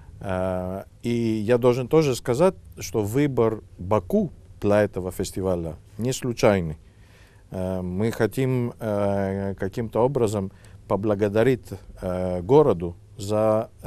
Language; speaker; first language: Russian; non-native, fluent; Greek